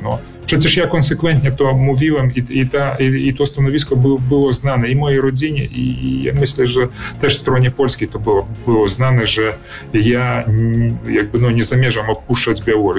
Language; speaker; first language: Polish; early bilingual, heritage; Polish